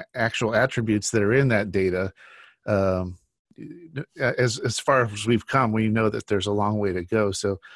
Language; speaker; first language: English; native; English